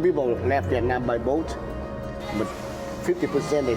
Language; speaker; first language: English; non-native, learner; Vietnamese